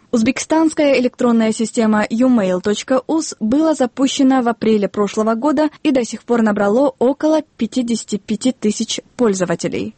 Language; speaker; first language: Russian; non-native, local second language; Kyrgyz